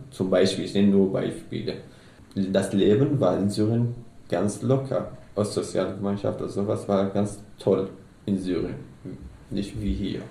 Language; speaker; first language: German; non-native, learner; Arabic